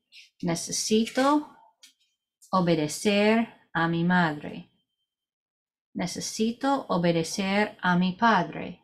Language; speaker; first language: Spanish; non-native, learner; English